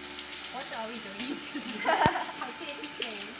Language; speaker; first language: English; non-native, learner; Japanese